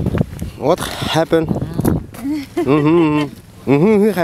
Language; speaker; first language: English; non-native, learner; Russian